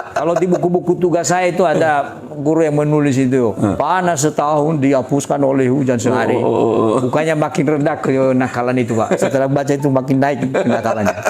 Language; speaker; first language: Indonesian; non-native, local second language; Nias